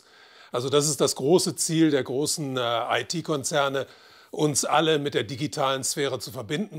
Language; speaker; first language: German; native; German